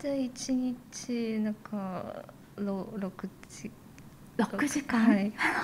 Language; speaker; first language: Japanese; non-native, fluent; Chinese